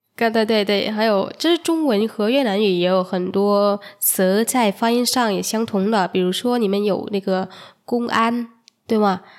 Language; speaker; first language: Chinese; non-native, fluent; Vietnamese